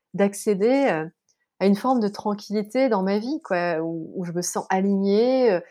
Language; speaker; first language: French; native; French